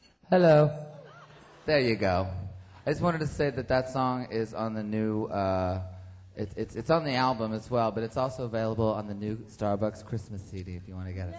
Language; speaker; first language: English; early bilingual, other home language; French